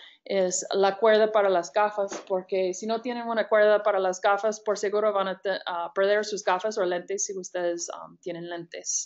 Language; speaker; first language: Spanish; non-native, fluent; English